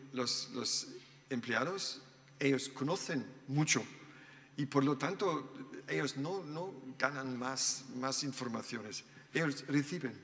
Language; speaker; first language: Spanish; non-native, learner; German